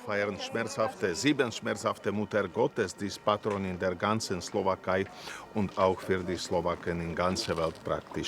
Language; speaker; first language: German; non-native, fluent; Slovak